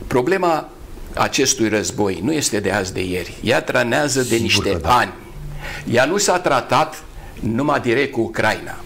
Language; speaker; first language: Romanian; native; Romanian